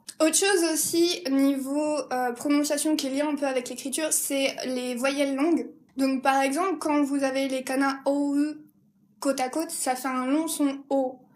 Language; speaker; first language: French; native; French